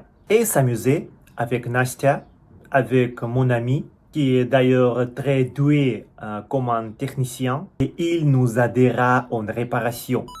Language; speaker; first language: French; non-native, fluent; Russian